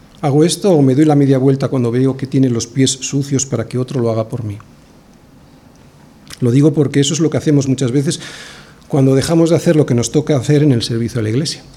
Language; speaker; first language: Spanish; native; Spanish